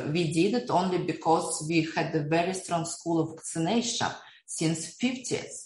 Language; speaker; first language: English; non-native, fluent; Russian